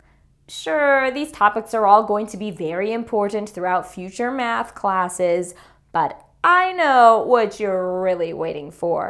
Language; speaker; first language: English; native; English